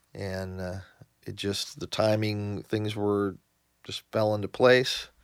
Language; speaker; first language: English; native; English